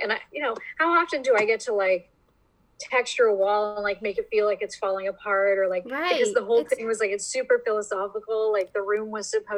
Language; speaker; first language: English; native; English